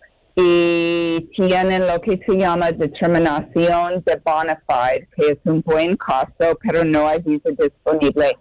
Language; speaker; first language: Spanish; non-native, learner; English